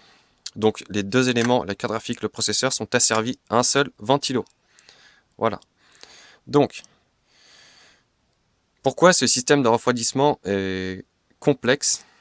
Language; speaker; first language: French; native; French